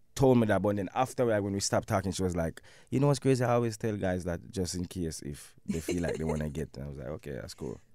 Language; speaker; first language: English; non-native, local second language; Jamaican Creole English